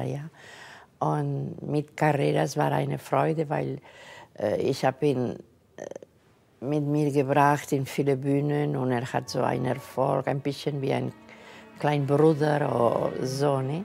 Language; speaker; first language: German; non-native, fluent; Catalan